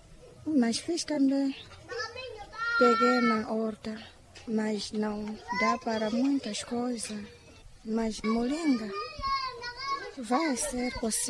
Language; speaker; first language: Portuguese; non-native, local second language; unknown